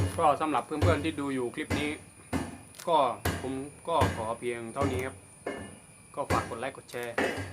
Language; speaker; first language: Thai; non-native, local second language; Malay